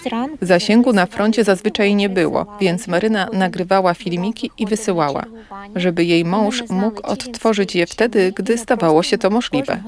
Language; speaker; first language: Polish; native; Polish